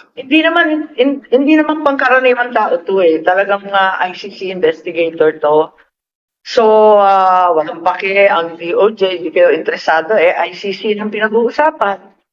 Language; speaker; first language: Filipino; native; Filipino